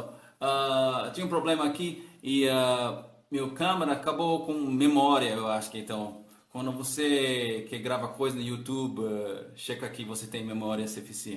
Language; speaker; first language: Portuguese; non-native, learner; English